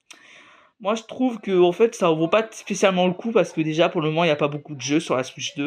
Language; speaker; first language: French; native; French